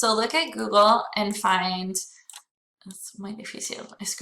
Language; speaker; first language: Spanish; non-native, fluent; English